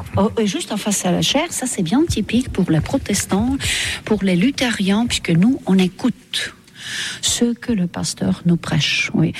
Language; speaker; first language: French; non-native, fluent; Estonian